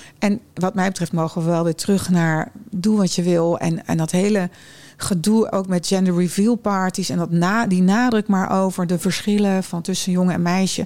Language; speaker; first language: Dutch; early bilingual, other home language; German